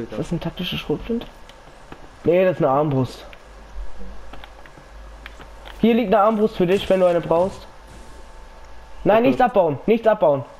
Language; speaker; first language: German; native; German